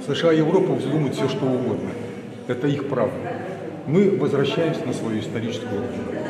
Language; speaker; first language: Russian; native; Russian